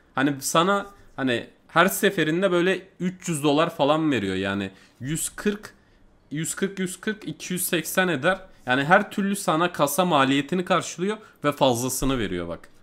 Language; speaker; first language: Turkish; native; Turkish